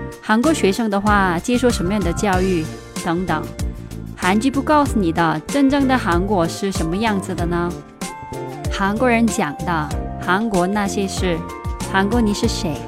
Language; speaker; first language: Chinese; non-native, fluent; Korean